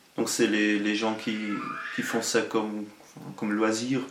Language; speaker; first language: French; non-native, local second language; German